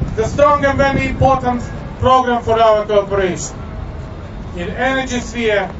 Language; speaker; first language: English; non-native, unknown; Ukrainian